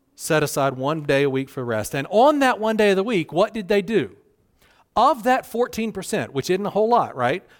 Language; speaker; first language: English; native; English